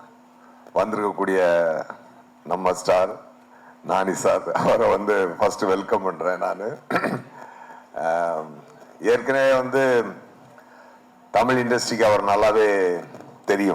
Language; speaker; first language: Tamil; native; Tamil